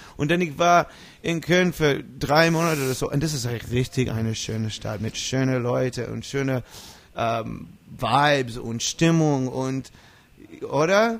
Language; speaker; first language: German; non-native, learner; English